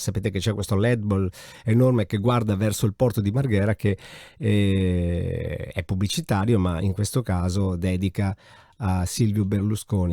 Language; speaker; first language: Italian; native; Italian